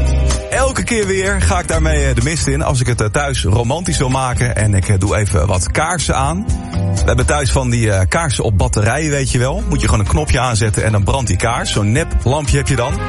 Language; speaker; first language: Dutch; native; Dutch